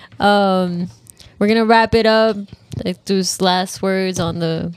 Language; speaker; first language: English; early bilingual, other home language; Spanish